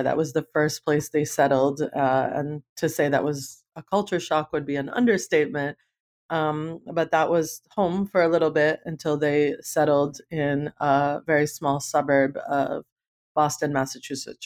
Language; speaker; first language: English; native; English